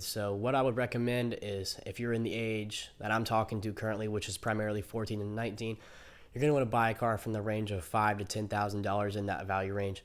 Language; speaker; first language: English; native; English